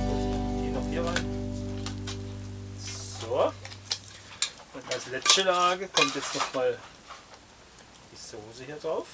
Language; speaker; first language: German; native; German